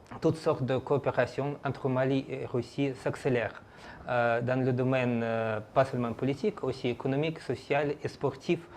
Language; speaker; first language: French; non-native, fluent; Russian